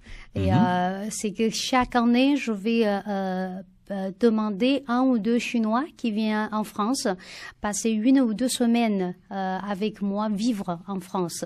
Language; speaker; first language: French; non-native, learner; Chinese